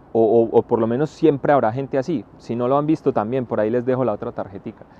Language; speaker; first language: Spanish; native; Spanish